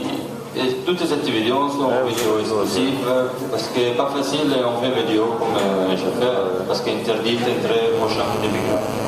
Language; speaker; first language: French; non-native, learner; Italian